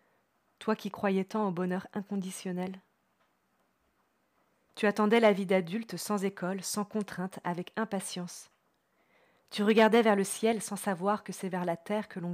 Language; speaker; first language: French; native; French